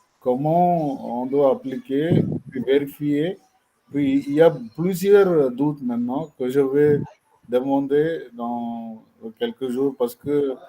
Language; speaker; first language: French; non-native, learner; Tamil